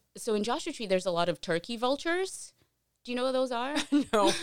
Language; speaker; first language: English; early bilingual, other home language; Portuguese